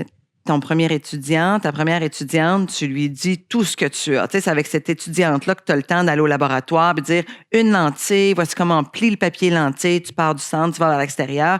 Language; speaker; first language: French; native; French